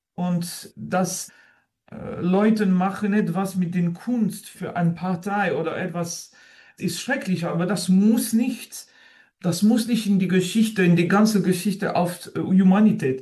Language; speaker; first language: German; non-native, fluent; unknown